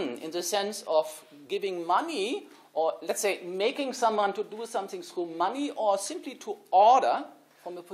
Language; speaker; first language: English; non-native, fluent; German